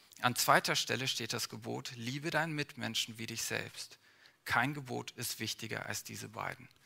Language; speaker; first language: German; early bilingual, other home language; English